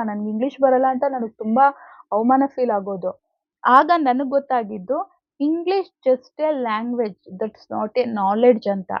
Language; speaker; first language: Kannada; native; Kannada